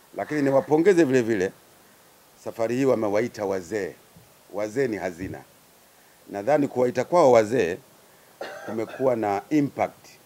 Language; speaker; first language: Swahili; native; Swahili